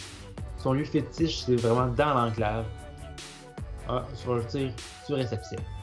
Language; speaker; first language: French; native; French